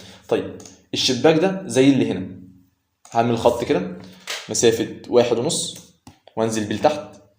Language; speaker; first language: Arabic; native; Arabic